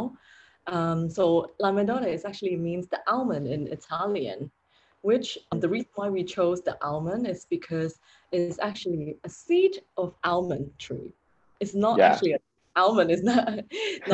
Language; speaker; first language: English; non-native, local second language; Cantonese